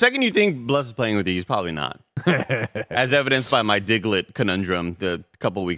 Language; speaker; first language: English; native; English